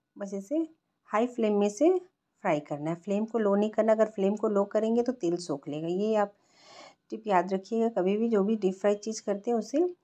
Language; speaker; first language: Hindi; native; Hindi